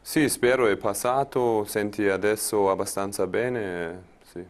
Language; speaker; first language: Italian; non-native, learner; German